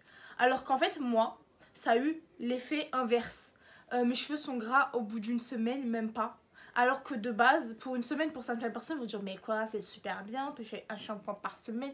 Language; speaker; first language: French; native; French